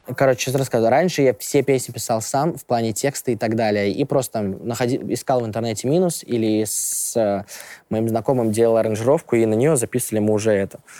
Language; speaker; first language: Russian; native; Russian